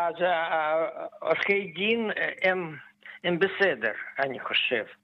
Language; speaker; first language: Hebrew; non-native, fluent; Russian